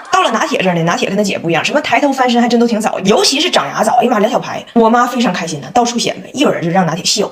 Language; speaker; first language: Chinese; native; Chinese